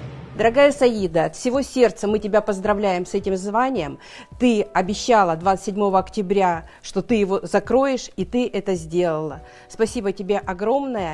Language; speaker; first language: Russian; native; Russian